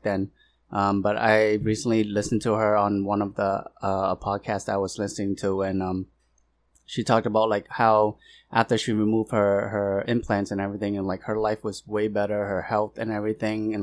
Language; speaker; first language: English; non-native, local second language; Cantonese